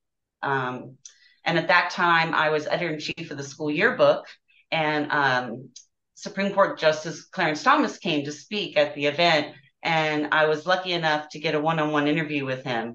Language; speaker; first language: English; native; English